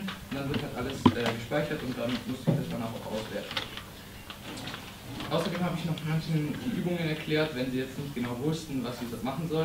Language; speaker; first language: German; native; German